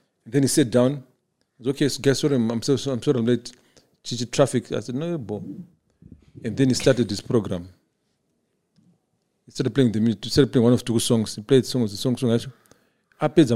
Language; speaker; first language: English; non-native, local second language; Shona